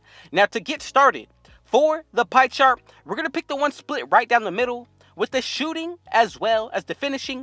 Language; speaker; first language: English; native; English